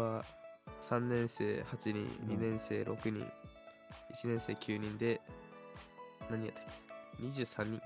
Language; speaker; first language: Japanese; native; Japanese